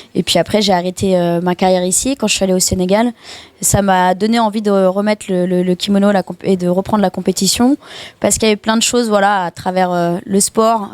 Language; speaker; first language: French; native; French